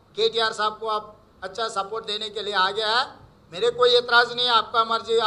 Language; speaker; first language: Hindi; non-native, local second language; Telugu